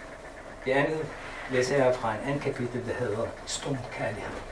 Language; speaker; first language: Danish; non-native, fluent; Arabic